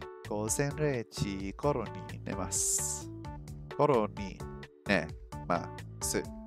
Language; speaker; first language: Japanese; non-native, learner; English